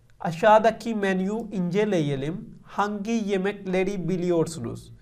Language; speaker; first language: Turkish; non-native, learner; Urdu